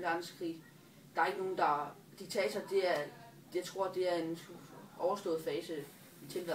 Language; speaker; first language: Danish; native; Danish